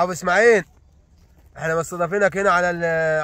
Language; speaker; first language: Arabic; native; Arabic